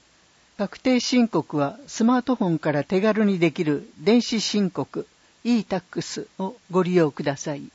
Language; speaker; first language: Japanese; native; Japanese